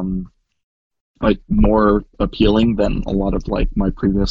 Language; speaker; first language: English; native; English